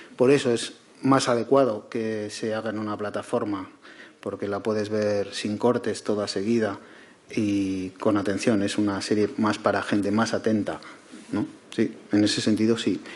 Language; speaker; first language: Spanish; native; Spanish